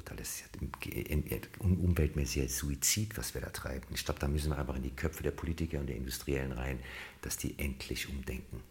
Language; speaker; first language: German; native; German